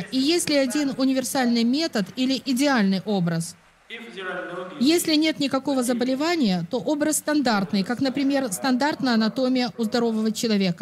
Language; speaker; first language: Russian; native; Russian